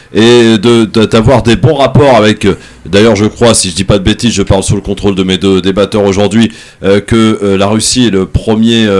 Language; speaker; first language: French; native; French